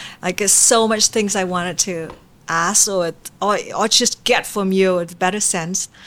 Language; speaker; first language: English; non-native, fluent; Vietnamese